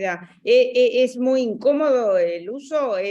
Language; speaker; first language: Spanish; native; Spanish